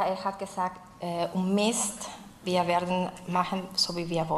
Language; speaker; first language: German; non-native, fluent; Spanish